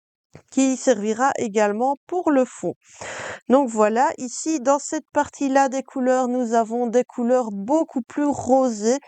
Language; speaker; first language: French; native; French